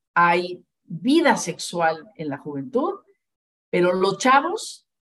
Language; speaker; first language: Spanish; native; Spanish